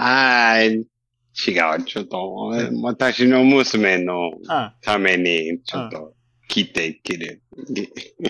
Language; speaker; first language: Japanese; non-native, learner; English